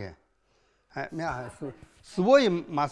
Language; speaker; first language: Russian; non-native, learner; Chinese